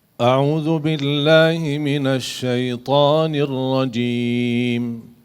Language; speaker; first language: Malay; non-native, fluent; Arabic